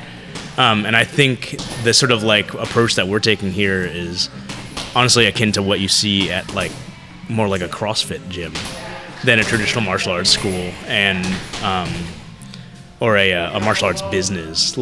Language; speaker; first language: English; early bilingual, other home language; Vietnamese